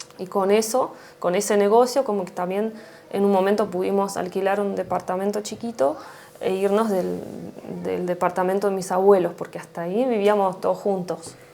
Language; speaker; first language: Spanish; non-native, fluent; Russian